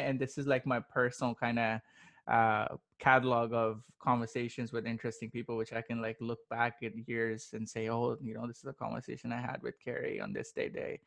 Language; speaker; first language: English; non-native, local second language; Urdu